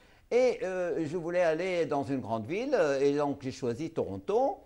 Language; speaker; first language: French; non-native, local second language; Arabic